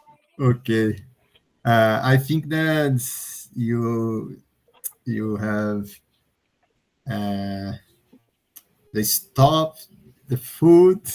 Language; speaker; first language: English; non-native, learner; Portuguese